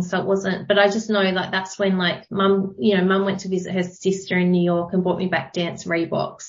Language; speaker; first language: English; native; English